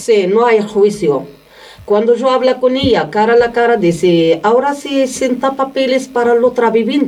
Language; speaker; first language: Spanish; non-native, learner; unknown